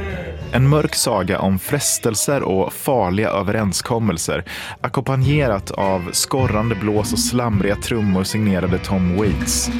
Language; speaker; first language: Swedish; native; Swedish